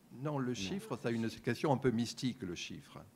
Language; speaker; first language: French; native; French